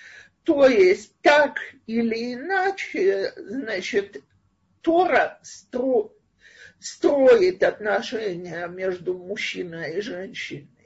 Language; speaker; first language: Russian; native; Russian